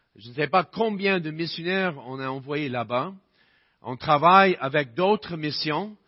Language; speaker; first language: French; non-native, fluent; English